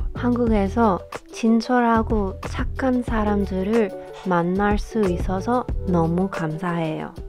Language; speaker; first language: Korean; non-native, learner; English